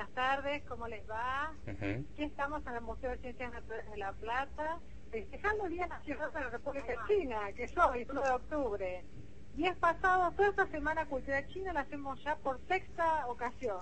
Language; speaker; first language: Spanish; native; Spanish